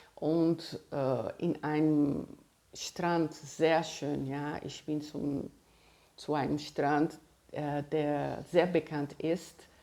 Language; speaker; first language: German; non-native, fluent; Portuguese